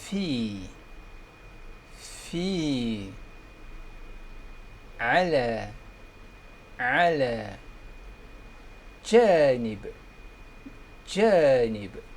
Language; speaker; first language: Arabic; non-native, fluent; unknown